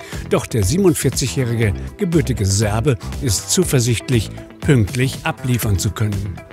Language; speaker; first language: German; native; German